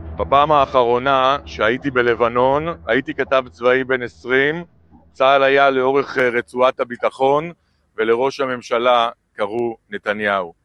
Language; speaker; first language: Hebrew; native; Hebrew